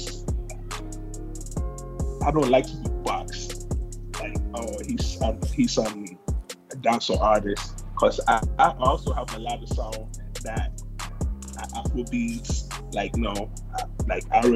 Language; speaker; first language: English; non-native, local second language; Akan